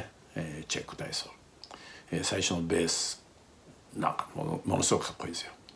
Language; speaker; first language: Japanese; native; Japanese